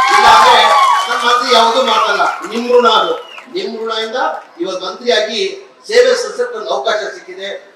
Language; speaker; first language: Kannada; non-native, local second language; Urdu